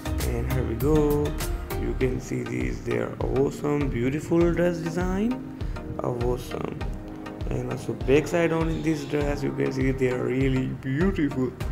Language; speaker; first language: English; non-native, learner; Urdu